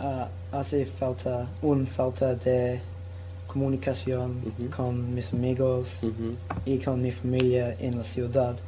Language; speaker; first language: Spanish; non-native, learner; English